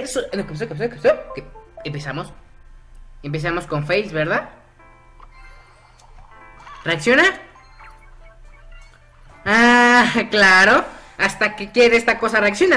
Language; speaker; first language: Spanish; native; Spanish